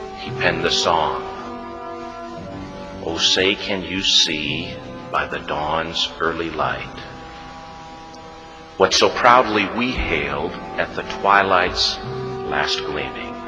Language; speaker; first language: English; native; English